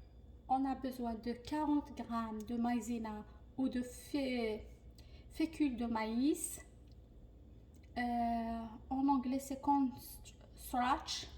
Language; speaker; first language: French; non-native, local second language; Arabic